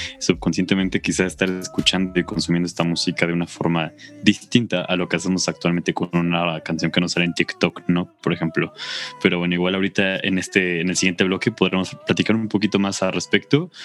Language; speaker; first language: Spanish; native; Spanish